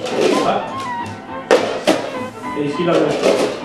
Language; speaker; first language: French; non-native, learner; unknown